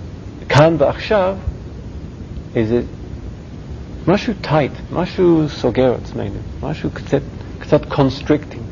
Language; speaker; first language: Hebrew; non-native, learner; English